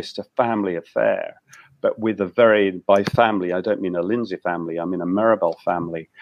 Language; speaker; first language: English; early bilingual, heritage; English